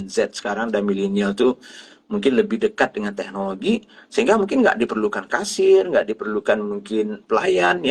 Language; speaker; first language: Indonesian; native; Indonesian